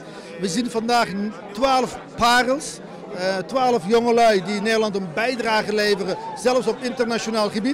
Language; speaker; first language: Dutch; early bilingual, other home language; Turkish